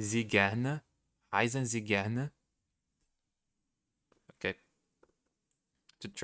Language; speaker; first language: German; non-native, learner; Portuguese